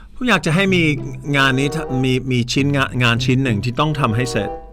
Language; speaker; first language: Thai; non-native, fluent; English